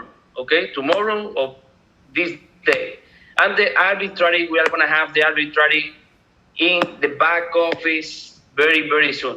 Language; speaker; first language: English; non-native, learner; Spanish